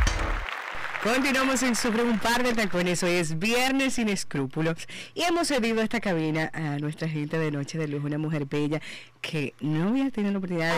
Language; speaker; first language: Spanish; native; Spanish